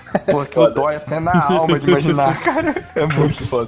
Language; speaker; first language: Portuguese; native; Portuguese